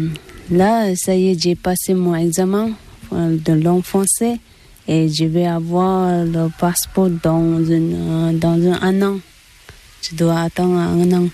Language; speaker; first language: French; non-native, learner; Tibetan